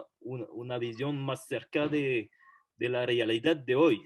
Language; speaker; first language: Spanish; non-native, fluent; French